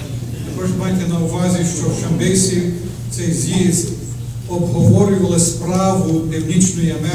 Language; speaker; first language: Ukrainian; early bilingual, heritage; Ukrainian